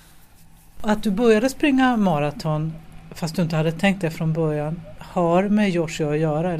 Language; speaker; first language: Swedish; native; Swedish